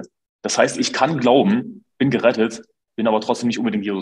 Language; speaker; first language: German; native; German